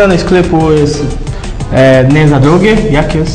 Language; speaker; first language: Polish; non-native, learner; Portuguese